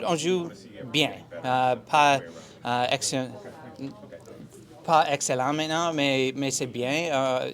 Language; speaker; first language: French; non-native, local second language; English